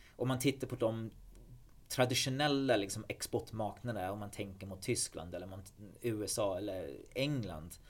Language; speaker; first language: Swedish; non-native, fluent; English